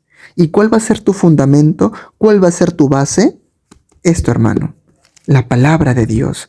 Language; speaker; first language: Spanish; native; Spanish